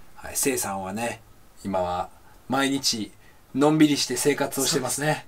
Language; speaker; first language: Japanese; native; Japanese